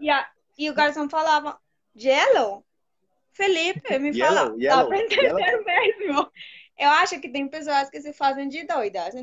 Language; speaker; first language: Portuguese; non-native, fluent; Spanish